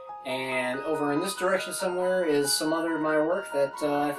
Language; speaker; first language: English; native; English